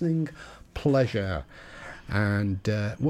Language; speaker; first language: English; native; English